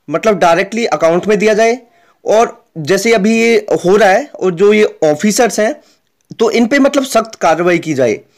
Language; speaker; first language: Hindi; native; Hindi